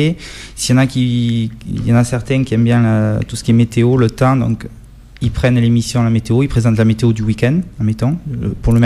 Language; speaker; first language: French; native; French